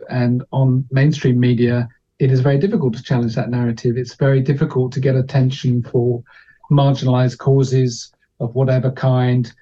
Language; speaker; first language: English; native; English